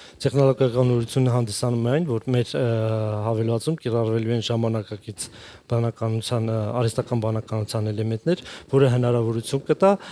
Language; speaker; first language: Armenian; native; Armenian